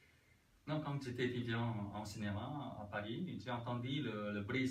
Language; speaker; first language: French; non-native, learner; Korean